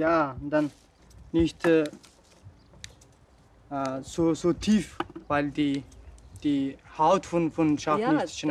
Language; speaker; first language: German; non-native, learner; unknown